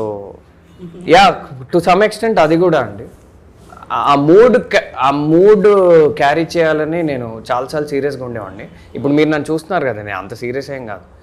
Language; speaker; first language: Telugu; native; Telugu